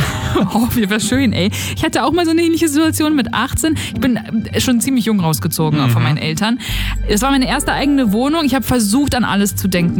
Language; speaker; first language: German; native; German